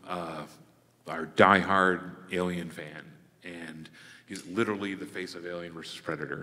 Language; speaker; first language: English; native; English